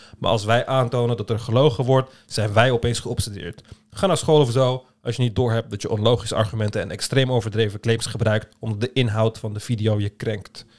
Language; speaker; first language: Dutch; early bilingual, other home language; Turkish